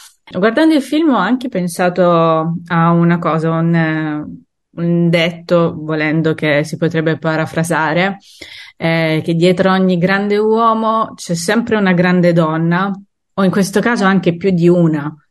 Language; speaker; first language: Italian; native; Italian